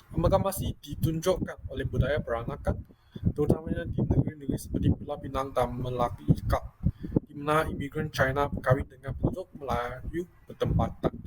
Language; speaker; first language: Malay; non-native, local second language; Chinese